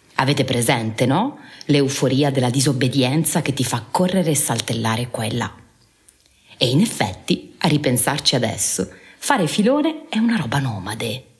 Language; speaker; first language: Italian; native; Italian